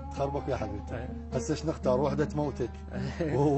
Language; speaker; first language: Arabic; native; Arabic